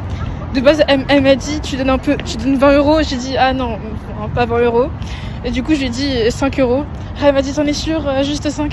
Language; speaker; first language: French; native; French